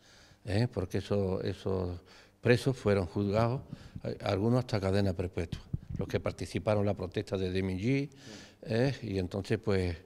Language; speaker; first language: Spanish; native; Spanish